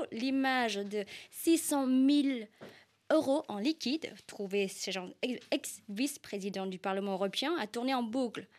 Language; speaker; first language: French; non-native, fluent; Vietnamese